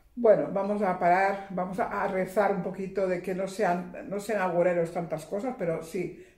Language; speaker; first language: Spanish; early bilingual, heritage; Spanish